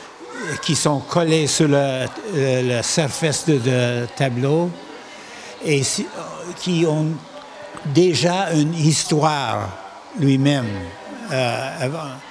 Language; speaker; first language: French; non-native, local second language; English